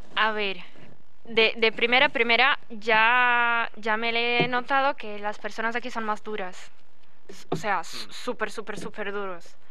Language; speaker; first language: Spanish; non-native, learner; Portuguese